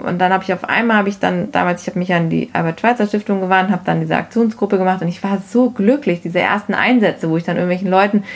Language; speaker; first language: German; native; German